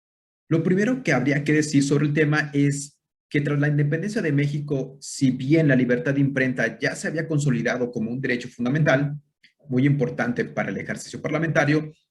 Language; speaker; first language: Spanish; native; Spanish